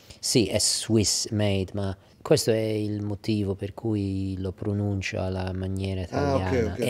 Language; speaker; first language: Italian; early bilingual, heritage; English